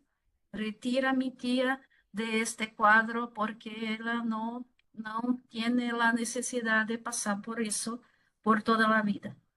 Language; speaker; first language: Spanish; non-native, fluent; Portuguese